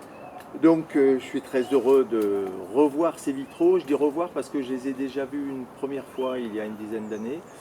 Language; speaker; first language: French; native; French